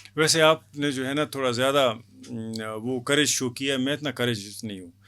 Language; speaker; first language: Urdu; non-native, local second language; Pashto